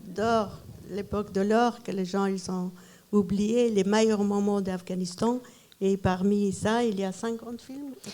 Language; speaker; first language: French; non-native, fluent; Persian